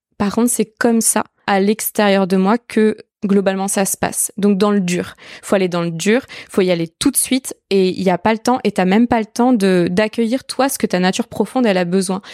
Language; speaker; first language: French; native; French